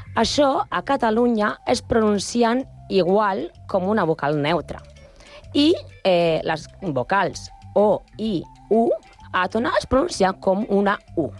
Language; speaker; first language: Catalan; non-native, learner; Spanish